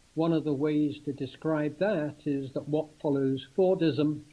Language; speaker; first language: English; native; English